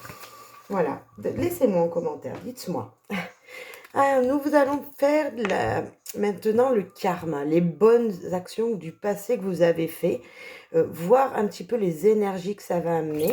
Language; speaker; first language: French; native; French